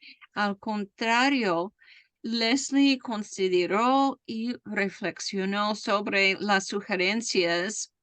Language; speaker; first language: Spanish; non-native, fluent; English